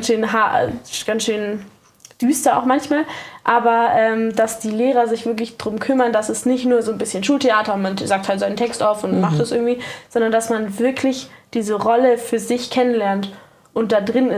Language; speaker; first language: German; native; German